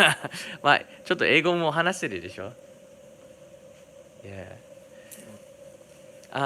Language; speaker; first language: Japanese; non-native, learner; English